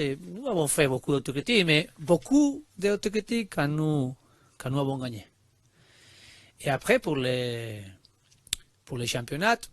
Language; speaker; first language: French; non-native, learner; Spanish